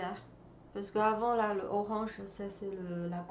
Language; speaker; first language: French; non-native, fluent; Chinese